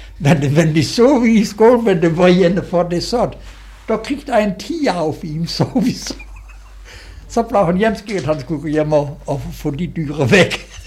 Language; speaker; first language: Danish; native; Danish